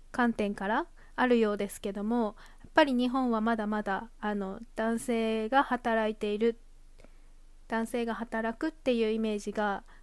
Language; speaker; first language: Japanese; native; Japanese